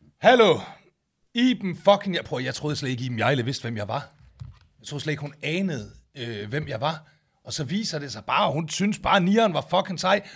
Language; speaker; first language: Danish; native; Danish